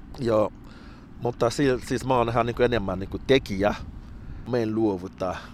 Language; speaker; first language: Finnish; non-native, fluent; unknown